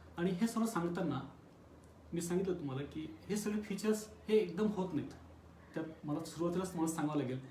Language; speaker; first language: Marathi; non-native, local second language; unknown